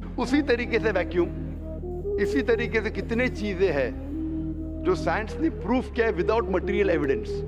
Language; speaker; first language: Hindi; non-native, local second language; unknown